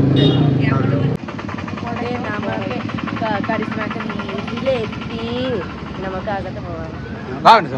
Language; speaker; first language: Malayalam; non-native, learner; Nepali